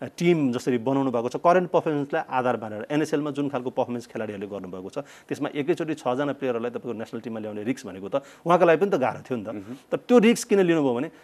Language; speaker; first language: Nepali; native; Nepali